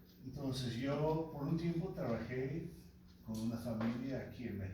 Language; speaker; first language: Spanish; non-native, local second language; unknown